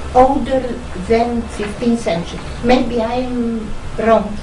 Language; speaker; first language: English; non-native, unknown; Bulgarian